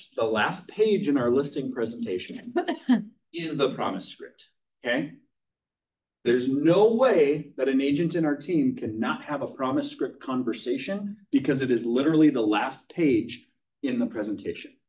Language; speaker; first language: English; native; English